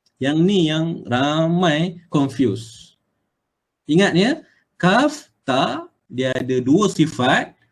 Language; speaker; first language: Malay; native; Malay